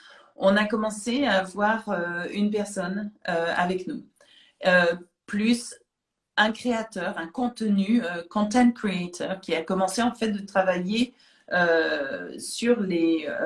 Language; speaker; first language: French; native; French